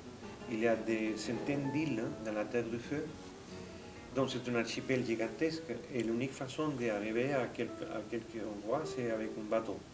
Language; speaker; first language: French; non-native, fluent; Spanish